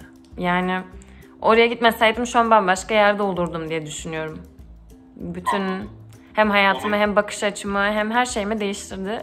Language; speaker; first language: Turkish; early bilingual, heritage; Turkish